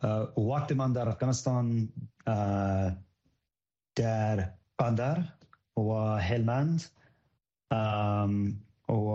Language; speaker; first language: Persian; non-native, learner; English